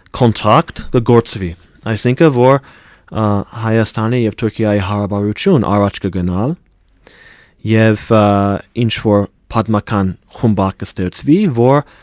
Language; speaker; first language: Armenian; non-native, fluent; English